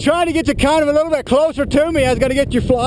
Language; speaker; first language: English; native; English